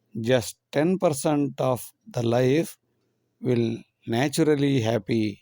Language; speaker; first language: English; non-native, local second language; Kannada